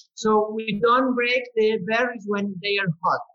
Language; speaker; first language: English; non-native, fluent; Spanish